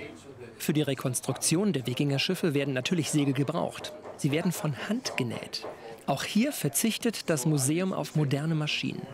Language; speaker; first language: German; native; German